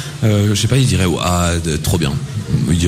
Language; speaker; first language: French; native; French